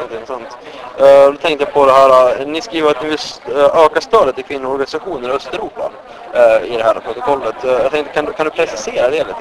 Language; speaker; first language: Swedish; native; Swedish